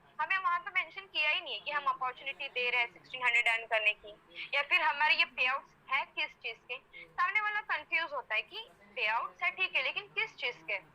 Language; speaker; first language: Hindi; non-native, local second language; Gujarati